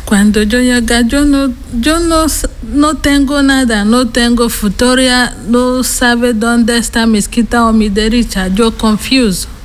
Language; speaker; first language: Spanish; non-native, learner; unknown